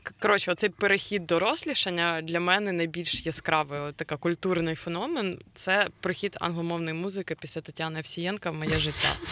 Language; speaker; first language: Ukrainian; non-native, local second language; Russian